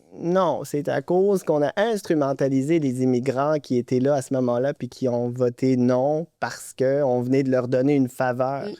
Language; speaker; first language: French; non-native, local second language; Arabic